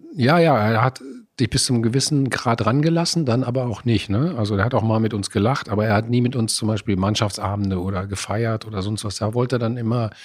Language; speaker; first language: German; native; German